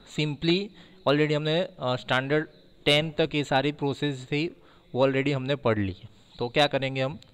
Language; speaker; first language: Hindi; non-native, local second language; Gujarati